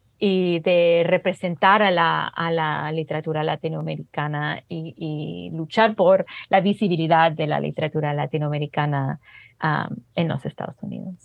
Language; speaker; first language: Spanish; early bilingual, heritage; Spanish